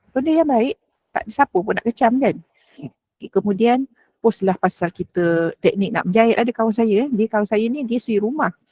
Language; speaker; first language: Malay; native; Malay